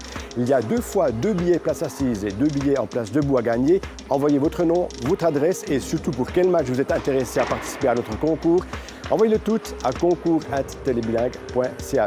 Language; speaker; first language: French; native; French